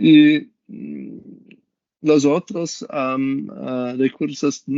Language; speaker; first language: Spanish; non-native, learner; German